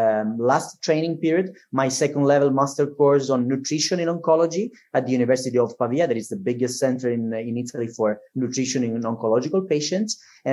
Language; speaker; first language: English; non-native, fluent; Italian